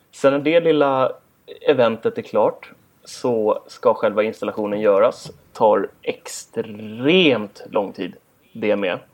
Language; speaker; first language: Swedish; native; Swedish